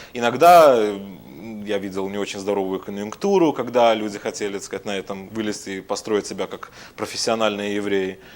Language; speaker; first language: Russian; native; Russian